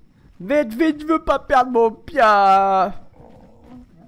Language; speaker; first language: French; native; French